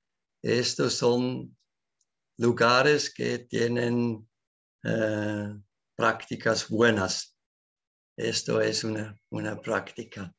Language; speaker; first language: Spanish; non-native, learner; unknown